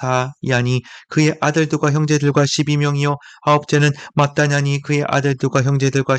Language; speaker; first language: Korean; native; Korean